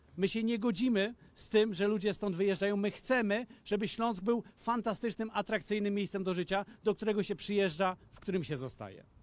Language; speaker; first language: Polish; native; Polish